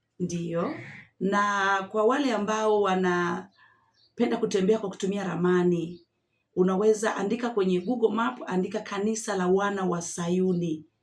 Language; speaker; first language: Swahili; native; Swahili